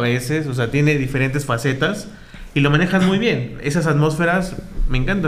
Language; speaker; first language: Spanish; native; Spanish